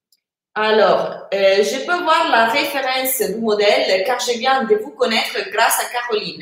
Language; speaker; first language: French; non-native, fluent; Italian